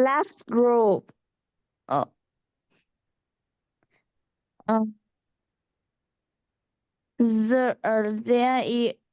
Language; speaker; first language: English; non-native, learner; Vietnamese